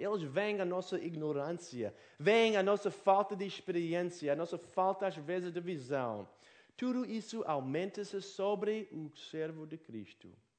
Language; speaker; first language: Portuguese; non-native, fluent; English